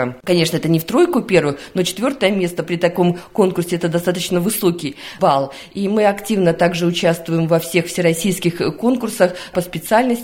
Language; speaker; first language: Russian; native; Russian